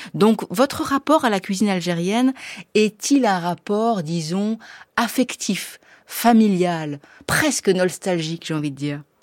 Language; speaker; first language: French; native; French